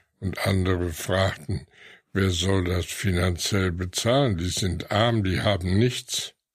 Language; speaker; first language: German; native; German